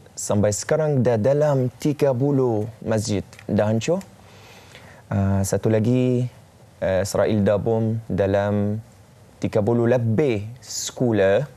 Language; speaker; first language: Indonesian; non-native, fluent; Arabic